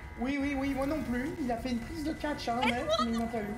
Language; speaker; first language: French; native; French